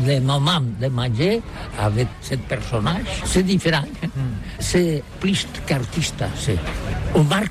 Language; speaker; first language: French; non-native, learner; Catalan